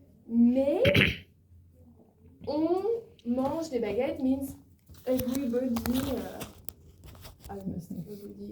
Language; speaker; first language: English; non-native, learner; French